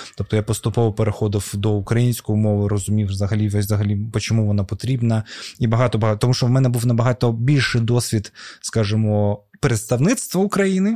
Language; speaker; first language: Ukrainian; non-native, local second language; Russian